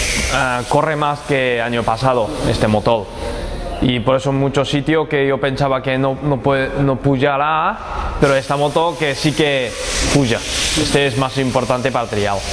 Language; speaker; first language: Spanish; non-native, learner; Japanese